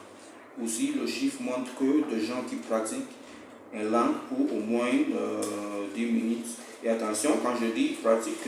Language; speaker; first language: French; non-native, fluent; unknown